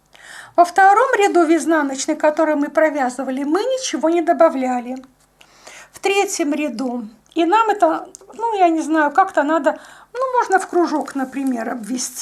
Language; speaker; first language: Russian; native; Russian